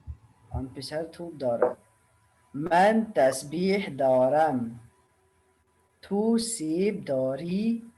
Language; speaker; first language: Persian; non-native, learner; Urdu